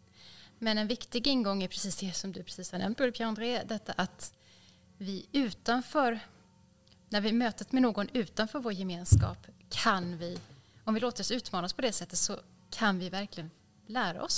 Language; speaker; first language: Swedish; native; Swedish